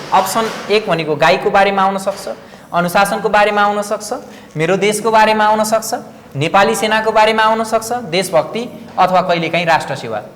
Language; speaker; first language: Nepali; native; Nepali